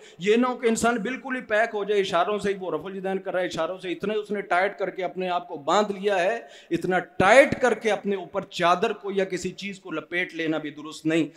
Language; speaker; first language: Urdu; non-native, local second language; Punjabi